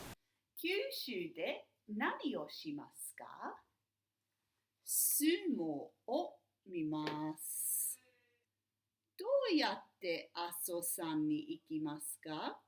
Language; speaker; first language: Japanese; non-native, fluent; English